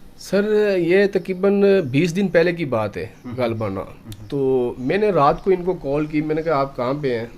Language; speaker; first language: Urdu; native; Urdu